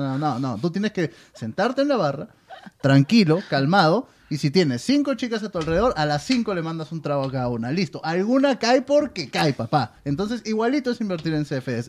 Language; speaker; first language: Spanish; native; Spanish